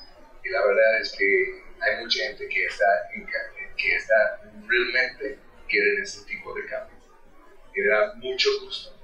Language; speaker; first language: Spanish; non-native, fluent; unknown